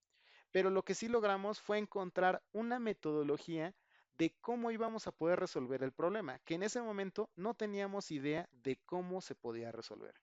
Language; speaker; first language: Spanish; native; Spanish